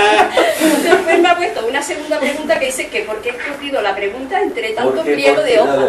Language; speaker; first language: Spanish; native; Spanish